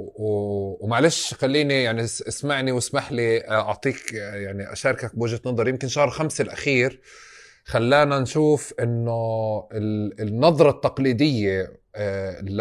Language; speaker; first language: Arabic; native; Arabic